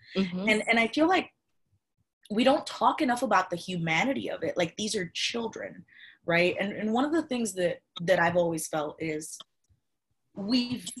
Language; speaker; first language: English; early bilingual, other home language; Spanish